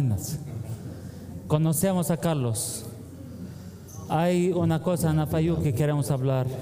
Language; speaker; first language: Spanish; non-native, learner; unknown